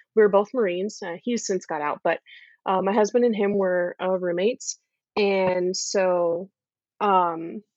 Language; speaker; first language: English; native; English